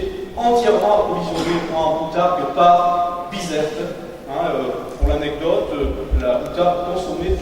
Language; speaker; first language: French; native; French